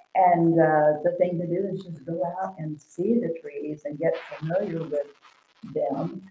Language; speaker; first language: English; native; English